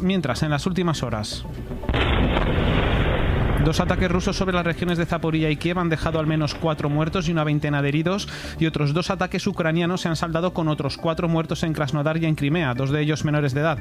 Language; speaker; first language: Spanish; native; Spanish